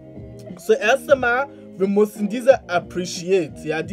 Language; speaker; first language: German; non-native, learner; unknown